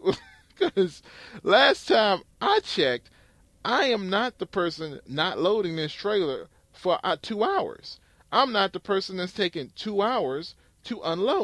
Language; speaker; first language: English; native; English